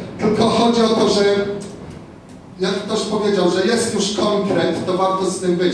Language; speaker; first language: Polish; non-native, fluent; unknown